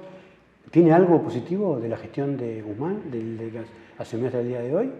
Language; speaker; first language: Spanish; native; Spanish